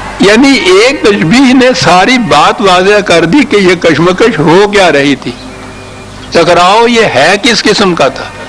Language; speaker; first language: Urdu; non-native, local second language; Punjabi